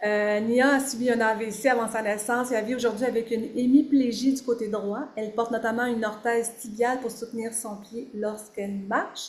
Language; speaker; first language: French; native; French